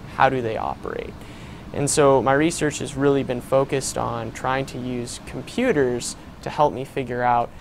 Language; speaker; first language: English; native; English